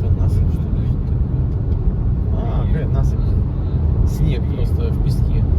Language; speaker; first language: Russian; native; Russian